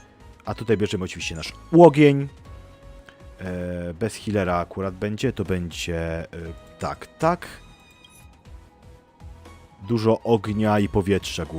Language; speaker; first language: Polish; native; Polish